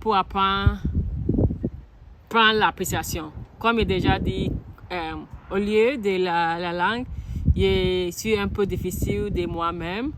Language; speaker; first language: French; non-native, learner; Akan